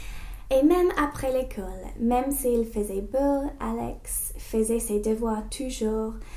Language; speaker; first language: French; non-native, learner; English